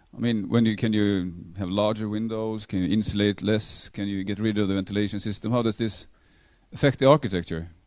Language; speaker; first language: English; non-native, fluent; Norwegian